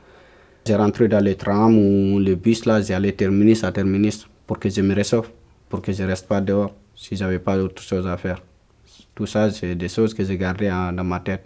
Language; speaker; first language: French; non-native, learner; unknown